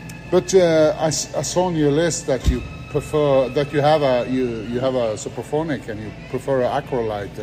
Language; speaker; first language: English; non-native, fluent; Norwegian